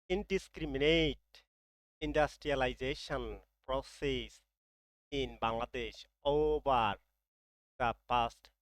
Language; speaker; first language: English; non-native, local second language; Bangla